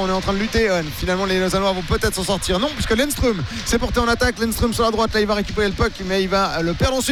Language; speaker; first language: French; native; French